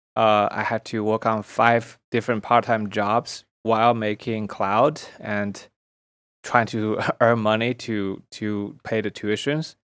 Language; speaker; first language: English; non-native, fluent; Chinese